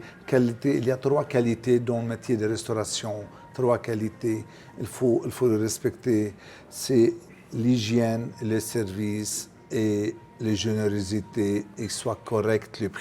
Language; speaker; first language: French; non-native, local second language; Arabic